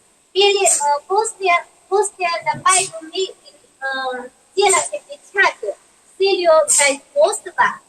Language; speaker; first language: Russian; non-native, learner; Chinese